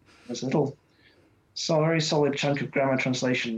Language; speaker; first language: English; native; English